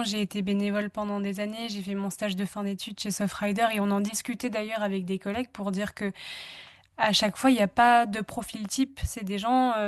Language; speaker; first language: French; native; French